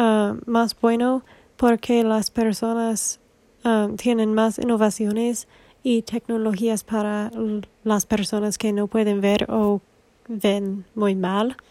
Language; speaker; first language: Spanish; non-native, learner; English